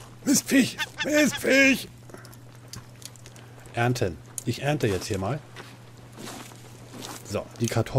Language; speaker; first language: German; native; German